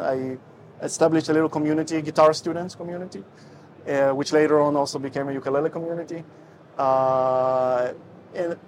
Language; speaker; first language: English; non-native, fluent; Russian